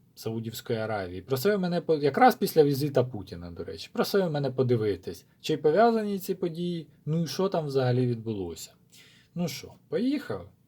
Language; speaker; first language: Ukrainian; non-native, local second language; Russian